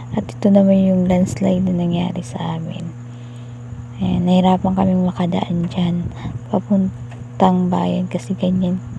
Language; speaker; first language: Filipino; non-native, local second language; Cebuano